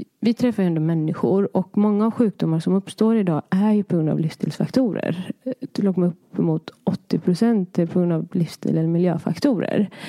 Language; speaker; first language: Swedish; early bilingual, other home language; Persian